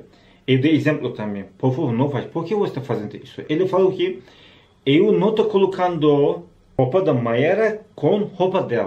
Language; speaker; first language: Portuguese; non-native, learner; Turkish